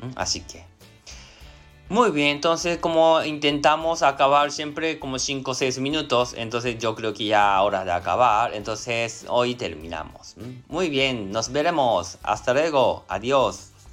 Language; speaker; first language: Spanish; non-native, learner; Japanese